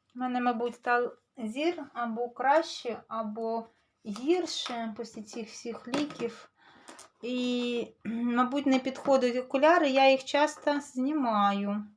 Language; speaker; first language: Ukrainian; native; Ukrainian